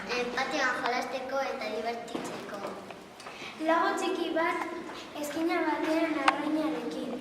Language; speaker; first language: Basque; non-native, local second language; Spanish